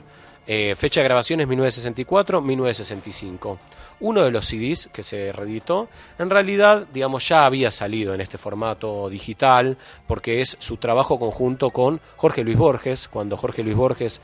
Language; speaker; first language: Spanish; native; Spanish